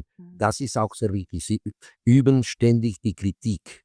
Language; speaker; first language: German; non-native, fluent; Spanish